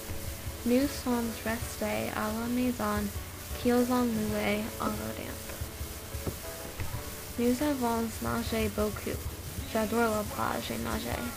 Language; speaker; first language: French; non-native, learner; English